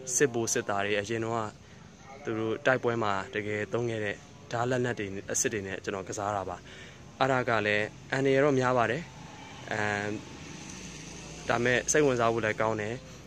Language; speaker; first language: Burmese; native; Burmese